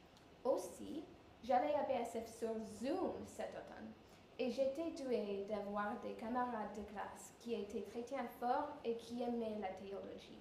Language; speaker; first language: French; non-native, learner; English